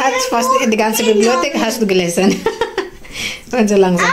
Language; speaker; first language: German; non-native, learner; Indonesian